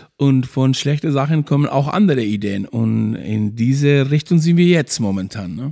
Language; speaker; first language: German; non-native, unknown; Spanish